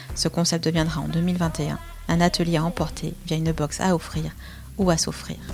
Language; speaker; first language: French; native; French